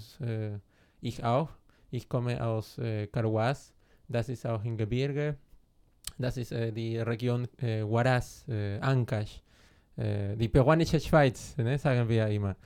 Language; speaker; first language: German; non-native, fluent; Spanish